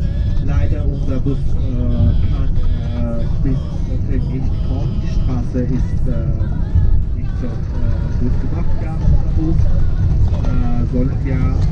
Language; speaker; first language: German; non-native, fluent; Armenian